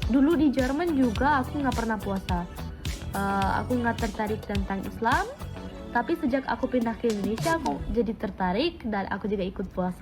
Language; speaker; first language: Indonesian; non-native, fluent; German